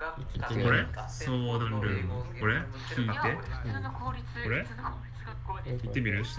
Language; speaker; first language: Japanese; native; Japanese